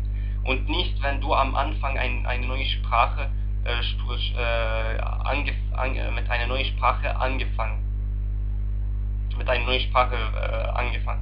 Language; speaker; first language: German; non-native, learner; Arabic